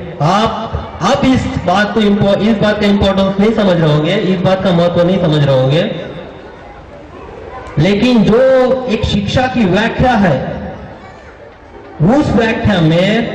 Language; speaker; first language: Hindi; non-native, local second language; Marathi